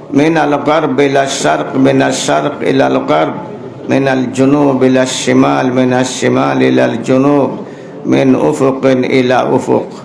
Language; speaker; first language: Arabic; non-native, fluent; Bangla